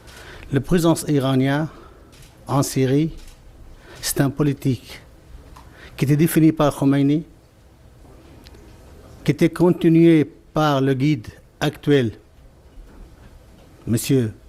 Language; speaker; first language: French; non-native, fluent; Arabic